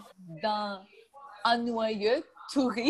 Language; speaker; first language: French; non-native, learner; English